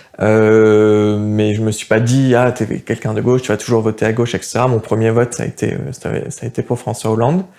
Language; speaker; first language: French; early bilingual, other home language; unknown